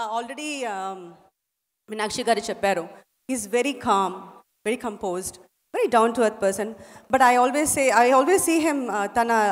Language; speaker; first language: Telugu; non-native, fluent; Tamil